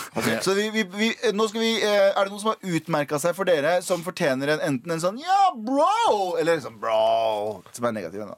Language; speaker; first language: Norwegian; native; Norwegian